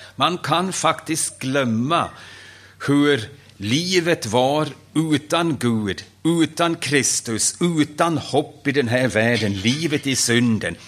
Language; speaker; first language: Swedish; non-native, fluent; German